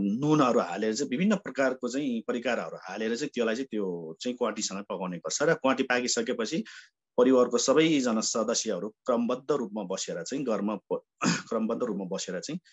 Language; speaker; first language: Nepali; non-native, local second language; Sherpa